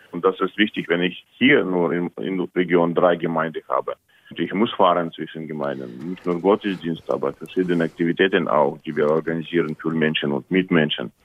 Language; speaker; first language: German; non-native, fluent; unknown